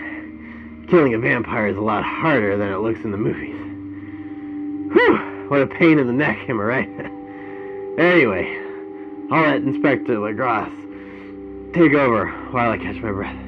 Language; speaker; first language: English; native; English